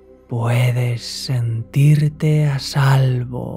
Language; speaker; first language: Spanish; native; Spanish